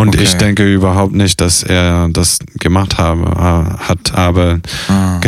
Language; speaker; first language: German; non-native, fluent; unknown